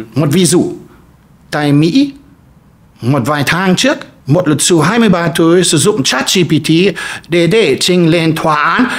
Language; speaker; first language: Vietnamese; non-native, fluent; German